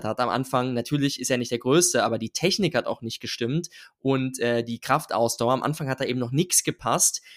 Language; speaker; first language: German; native; German